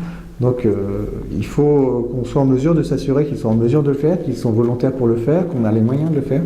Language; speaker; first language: French; native; French